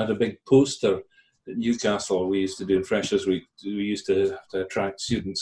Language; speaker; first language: English; early bilingual, other home language; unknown